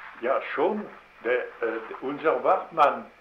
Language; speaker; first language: German; non-native, learner; French